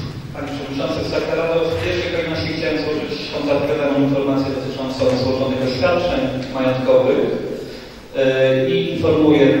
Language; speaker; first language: Polish; native; Polish